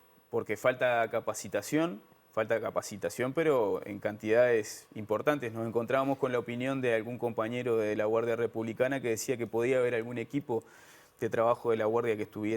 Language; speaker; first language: Spanish; native; Spanish